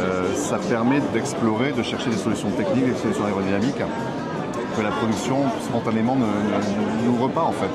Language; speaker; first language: French; native; French